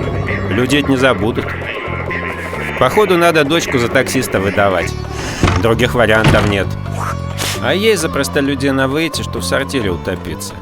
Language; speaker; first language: Russian; native; Russian